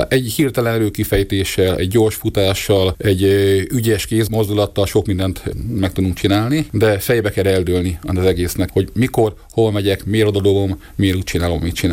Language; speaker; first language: Hungarian; native; Hungarian